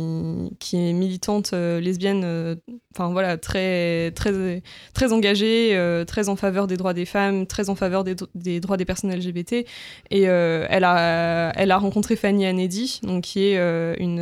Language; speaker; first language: French; native; French